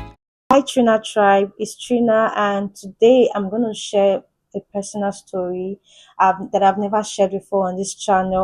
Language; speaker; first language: English; native; English